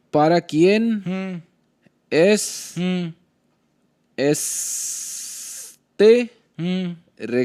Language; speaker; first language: Spanish; non-native, learner; Hindi